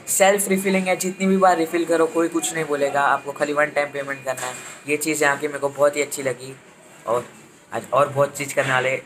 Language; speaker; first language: Hindi; non-native, local second language; Gujarati